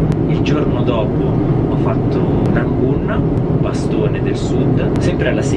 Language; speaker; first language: Italian; native; Italian